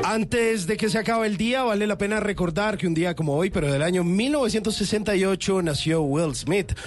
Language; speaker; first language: Spanish; native; Spanish